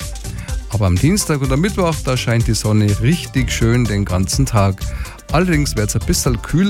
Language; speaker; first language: German; native; German